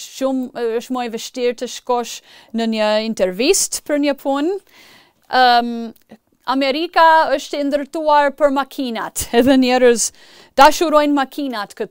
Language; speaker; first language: Albanian; non-native, fluent; English